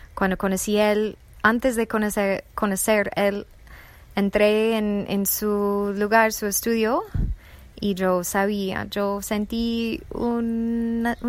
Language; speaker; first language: Spanish; non-native, fluent; English